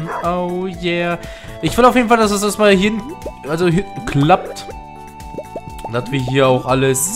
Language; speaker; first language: German; native; German